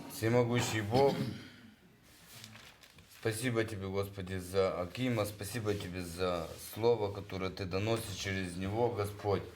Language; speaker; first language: Russian; native; Russian